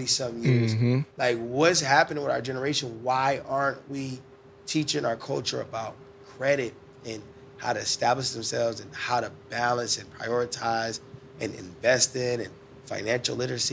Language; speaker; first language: English; native; English